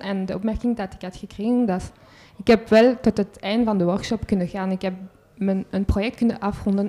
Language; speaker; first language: Dutch; non-native, local second language; French